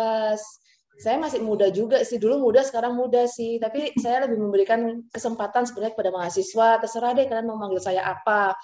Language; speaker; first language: Indonesian; native; Indonesian